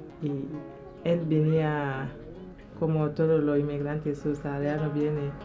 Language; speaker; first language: Spanish; non-native, learner; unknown